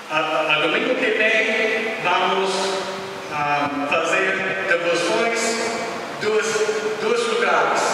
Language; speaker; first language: Portuguese; non-native, learner; English